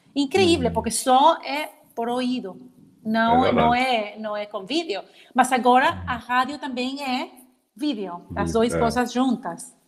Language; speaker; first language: Portuguese; non-native, learner; Spanish